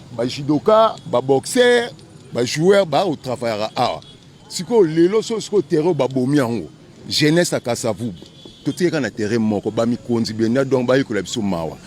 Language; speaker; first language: Lingala; native; Lingala